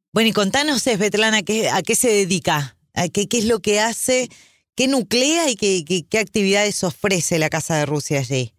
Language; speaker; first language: Spanish; native; Spanish